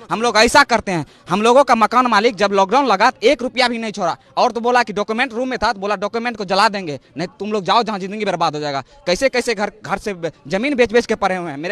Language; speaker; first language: Hindi; native; Hindi